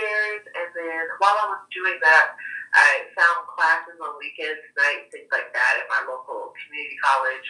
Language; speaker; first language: English; native; English